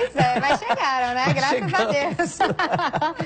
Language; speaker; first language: Portuguese; native; Portuguese